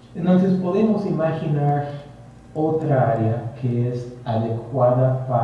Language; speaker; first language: Spanish; non-native, fluent; English